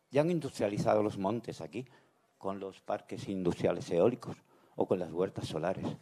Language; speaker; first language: Spanish; native; Spanish